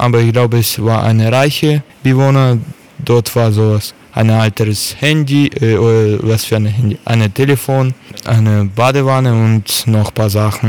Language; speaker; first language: German; non-native, learner; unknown